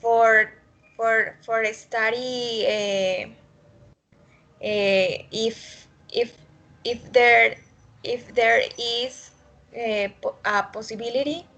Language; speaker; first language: English; non-native, learner; Spanish